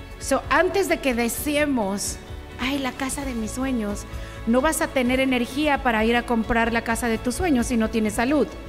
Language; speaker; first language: Spanish; native; Spanish